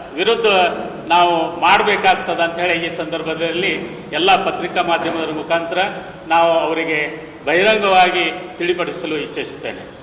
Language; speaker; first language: Kannada; non-native, local second language; Lambadi